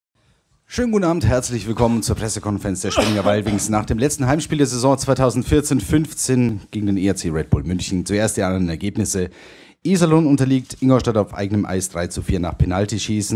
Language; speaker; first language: German; native; German